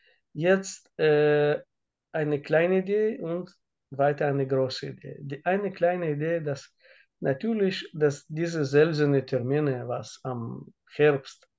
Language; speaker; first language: German; non-native, learner; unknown